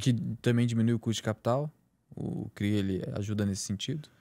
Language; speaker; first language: Portuguese; native; Portuguese